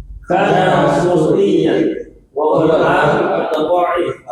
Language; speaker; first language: Arabic; non-native, learner; Indonesian